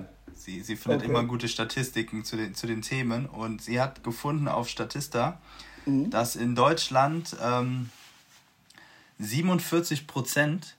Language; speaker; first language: German; native; German